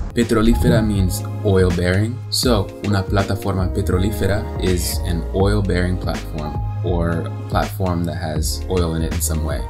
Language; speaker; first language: English; native; English